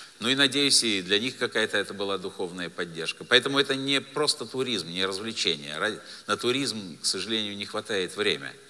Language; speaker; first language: Russian; native; Russian